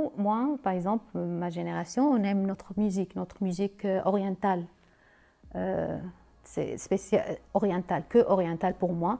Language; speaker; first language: French; non-native, learner; Arabic